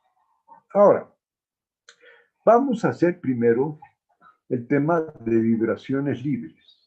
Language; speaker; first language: Spanish; native; Spanish